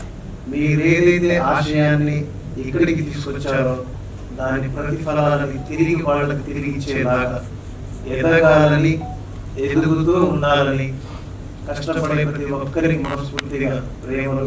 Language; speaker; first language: Telugu; native; Telugu